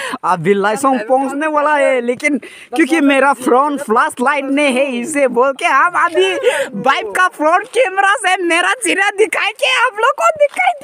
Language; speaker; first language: Hindi; non-native, local second language; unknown